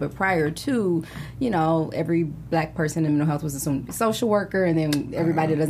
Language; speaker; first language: English; native; English